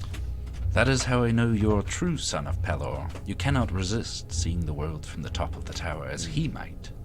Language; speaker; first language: English; native; English